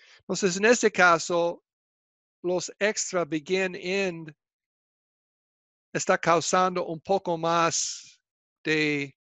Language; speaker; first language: Spanish; non-native, fluent; English